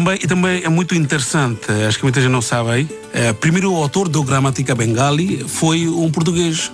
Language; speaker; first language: Portuguese; non-native, learner; Bangla